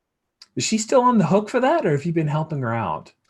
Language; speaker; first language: English; native; English